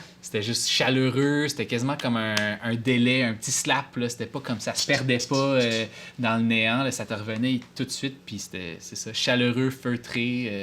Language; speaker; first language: French; native; French